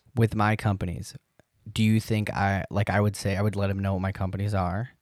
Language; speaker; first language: English; native; English